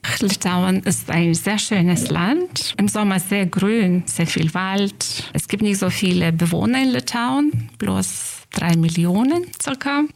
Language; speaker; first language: German; non-native, fluent; Lithuanian